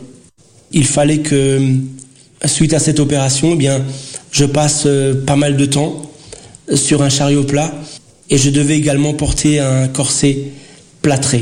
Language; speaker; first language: French; early bilingual, other home language; Portuguese